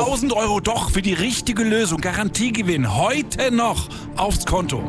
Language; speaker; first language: German; native; German